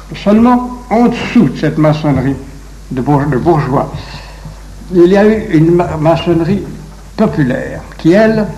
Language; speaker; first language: French; native; French